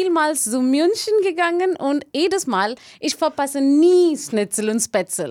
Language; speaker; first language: German; non-native, learner; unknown